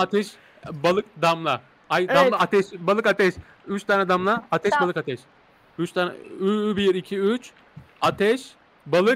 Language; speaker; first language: Turkish; native; Turkish